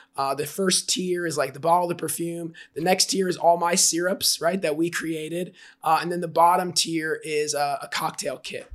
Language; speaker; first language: English; native; English